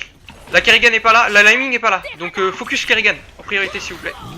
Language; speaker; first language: French; native; French